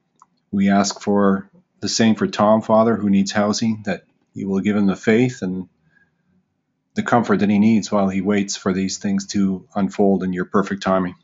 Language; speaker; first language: English; native; English